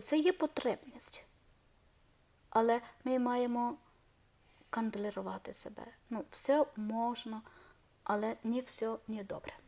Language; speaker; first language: Ukrainian; non-native, learner; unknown